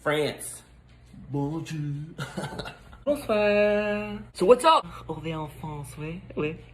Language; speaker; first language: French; non-native, learner; English